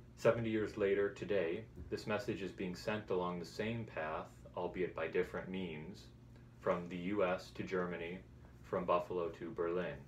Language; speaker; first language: English; native; English